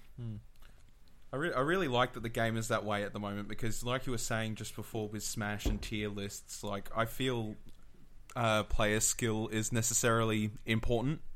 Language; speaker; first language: English; native; English